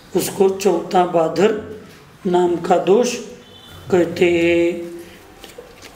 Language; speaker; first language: Hindi; non-native, local second language; Marathi